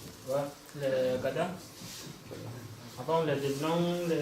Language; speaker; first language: French; non-native, learner; Arabic